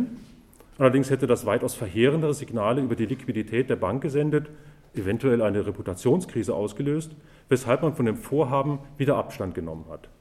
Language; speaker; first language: German; native; German